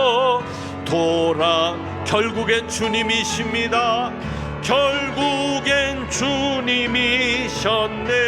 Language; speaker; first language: Korean; native; Korean